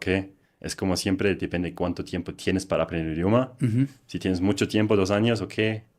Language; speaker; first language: Spanish; non-native, fluent; German